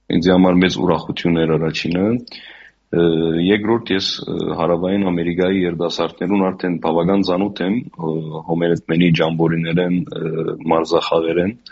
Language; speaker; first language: Armenian; native; Armenian